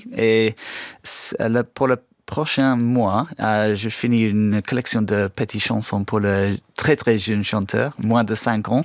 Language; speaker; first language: French; non-native, fluent; English